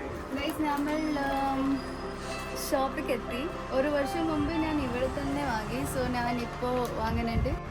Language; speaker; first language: Malayalam; non-native, local second language; Kannada